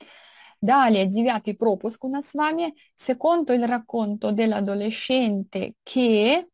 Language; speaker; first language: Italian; non-native, fluent; Russian